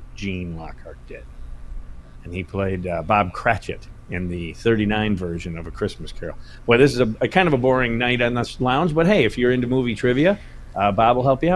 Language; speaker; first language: English; native; English